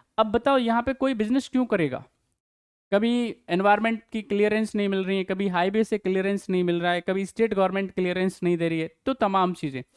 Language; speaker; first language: Hindi; native; Hindi